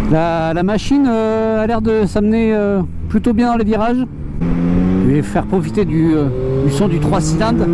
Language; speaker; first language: French; native; French